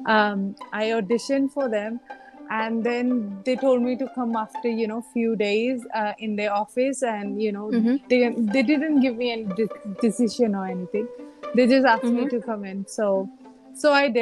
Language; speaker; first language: English; native; English